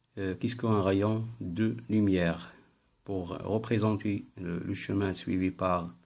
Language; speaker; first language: French; non-native, local second language; Arabic